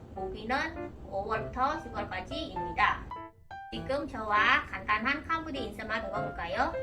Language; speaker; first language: Korean; non-native, learner; Khmer